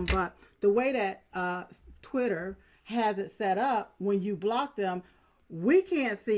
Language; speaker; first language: English; native; English